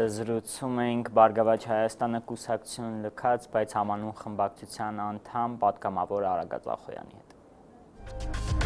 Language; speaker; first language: Armenian; native; Armenian